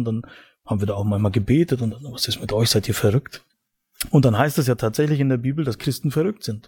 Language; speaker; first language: German; native; German